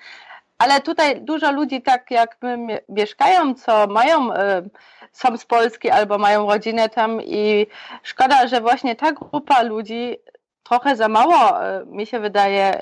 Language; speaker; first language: Polish; early bilingual, other home language; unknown